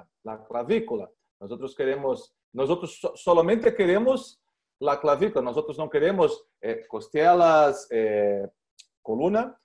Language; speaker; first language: Spanish; non-native, learner; Portuguese